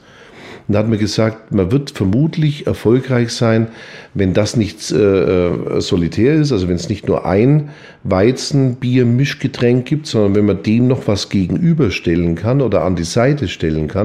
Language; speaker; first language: German; native; German